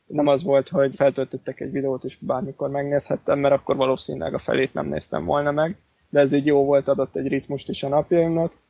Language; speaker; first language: Hungarian; native; Hungarian